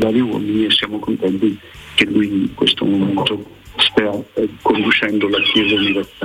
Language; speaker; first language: Italian; native; Italian